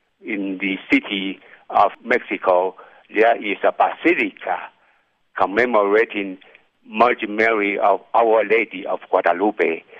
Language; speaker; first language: English; non-native, fluent; Chinese